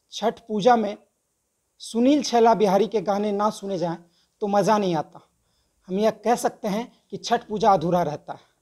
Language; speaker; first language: Hindi; native; Hindi